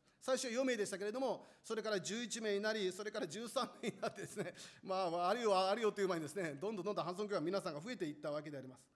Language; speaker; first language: Japanese; non-native, fluent; Korean